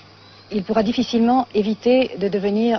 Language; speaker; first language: French; native; French